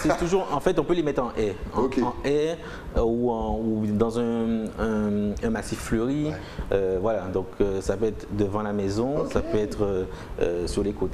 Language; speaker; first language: French; native; French